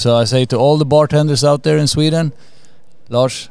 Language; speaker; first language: English; non-native, fluent; Swedish